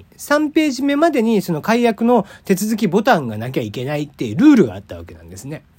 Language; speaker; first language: Japanese; native; Japanese